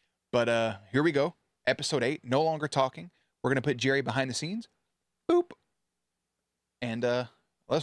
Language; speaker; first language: English; native; English